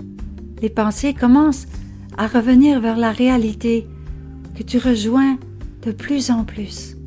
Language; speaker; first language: French; native; French